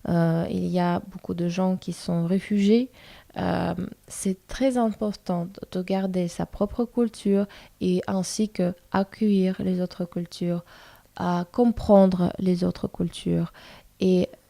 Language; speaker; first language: French; non-native, fluent; Russian